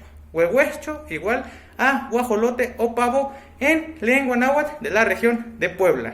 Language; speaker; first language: Spanish; native; Spanish